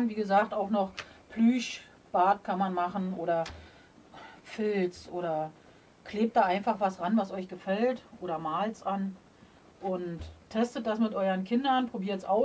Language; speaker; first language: German; native; German